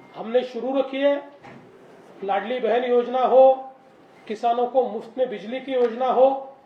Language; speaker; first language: Hindi; non-native, local second language; Marathi